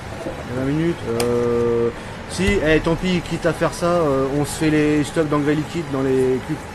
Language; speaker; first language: French; native; French